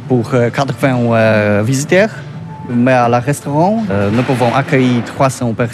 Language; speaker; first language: French; non-native, learner; Polish